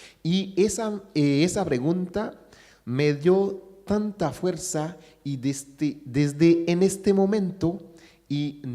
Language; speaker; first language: Spanish; non-native, fluent; Haitian Creole